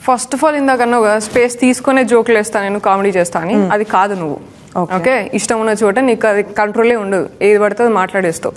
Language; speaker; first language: Telugu; native; Telugu